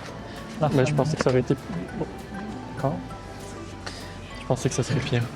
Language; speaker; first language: French; native; French